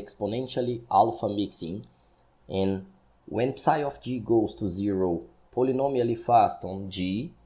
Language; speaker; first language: English; non-native, fluent; Portuguese